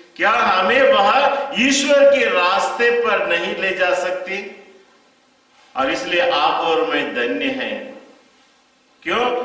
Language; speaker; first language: Hindi; non-native, local second language; Tamil